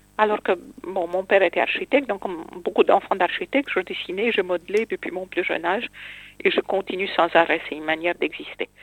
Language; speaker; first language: French; non-native, fluent; Romanian